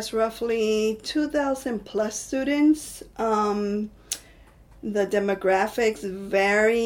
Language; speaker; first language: English; non-native, fluent; Spanish